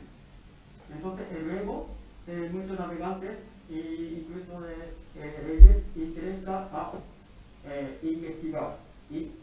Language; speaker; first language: Spanish; non-native, learner; Japanese